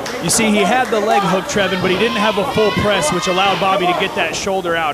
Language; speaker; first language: English; native; English